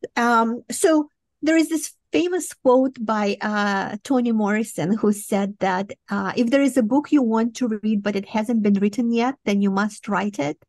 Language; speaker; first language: English; non-native, fluent; Romanian